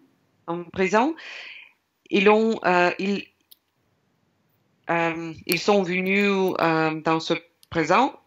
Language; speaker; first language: French; non-native, learner; Russian